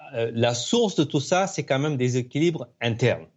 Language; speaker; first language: French; non-native, fluent; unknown